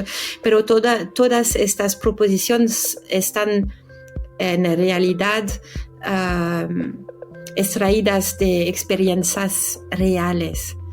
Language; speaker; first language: Spanish; non-native, fluent; French